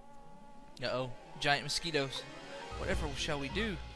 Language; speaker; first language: English; native; English